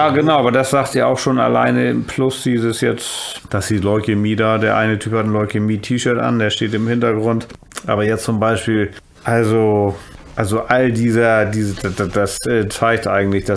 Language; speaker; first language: German; native; German